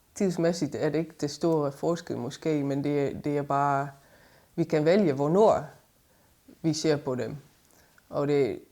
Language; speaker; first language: Danish; native; Danish